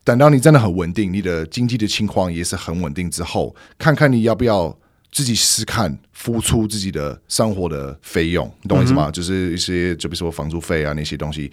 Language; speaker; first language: Chinese; non-native, fluent; English